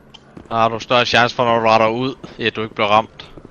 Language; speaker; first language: Danish; native; Danish